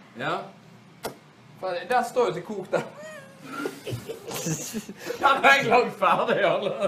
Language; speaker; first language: Norwegian; native; Norwegian